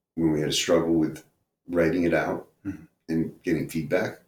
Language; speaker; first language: English; native; English